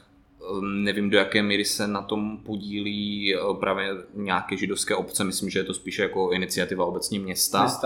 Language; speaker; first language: Czech; native; Czech